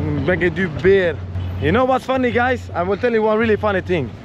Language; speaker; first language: English; non-native, fluent; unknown